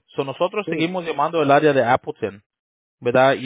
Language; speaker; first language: Spanish; early bilingual, heritage; Spanish